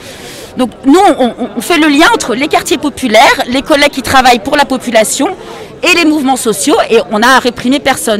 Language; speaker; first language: French; native; French